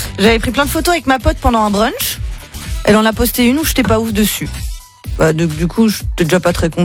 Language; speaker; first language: French; native; French